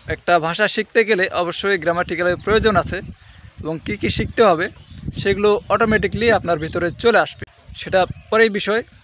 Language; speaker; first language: Bangla; non-native, local second language; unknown